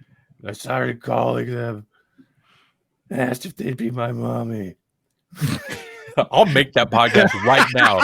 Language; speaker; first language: English; native; English